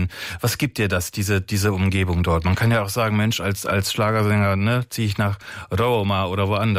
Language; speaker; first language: German; native; German